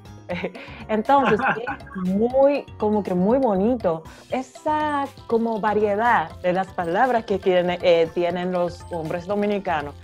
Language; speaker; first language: Spanish; non-native, fluent; Japanese